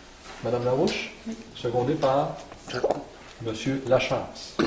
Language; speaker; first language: French; native; French